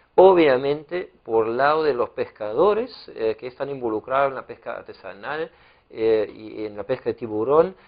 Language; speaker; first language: Spanish; non-native, fluent; German